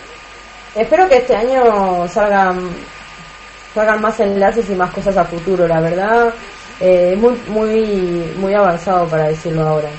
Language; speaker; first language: Spanish; native; Spanish